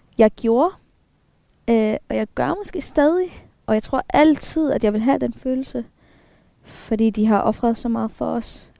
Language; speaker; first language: Danish; early bilingual, other home language; Arabic